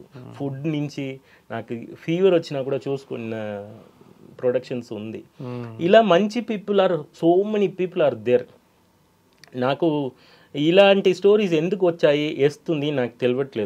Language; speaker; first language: Telugu; non-native, local second language; Tamil